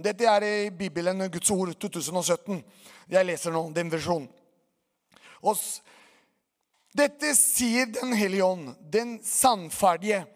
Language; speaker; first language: Norwegian; non-native, fluent; Portuguese